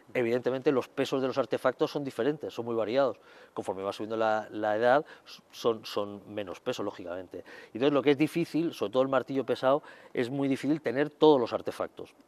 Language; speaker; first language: Spanish; native; Spanish